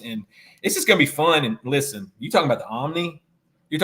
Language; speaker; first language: English; native; English